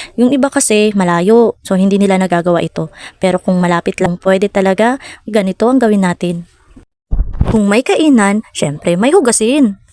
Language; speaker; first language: Filipino; non-native, local second language; Cebuano